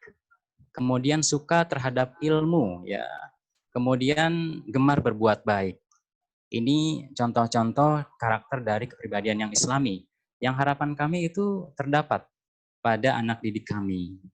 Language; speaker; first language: Indonesian; native; Indonesian